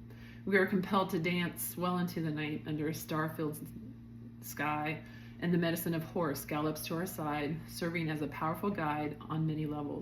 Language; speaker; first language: English; native; English